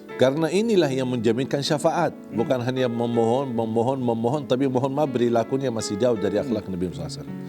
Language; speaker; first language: Indonesian; non-native, fluent; Arabic